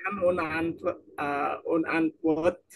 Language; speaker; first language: German; non-native, learner; Indonesian